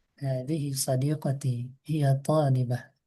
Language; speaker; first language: Arabic; non-native, fluent; Indonesian